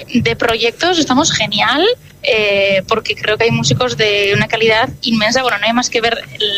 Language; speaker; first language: Spanish; non-native, local second language; Basque